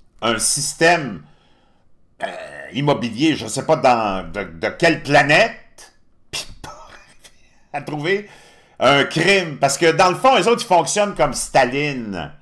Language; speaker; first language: French; native; French